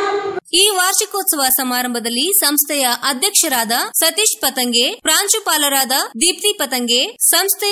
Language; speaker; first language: Kannada; native; Kannada